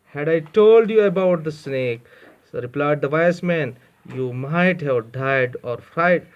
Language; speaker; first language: English; non-native, local second language; Urdu